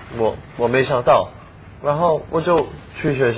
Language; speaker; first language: Chinese; non-native, learner; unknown